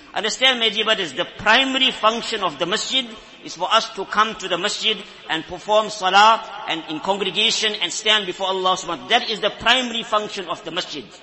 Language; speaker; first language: English; native; English